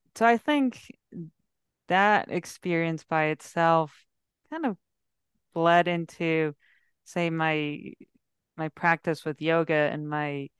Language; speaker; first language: English; early bilingual, heritage; English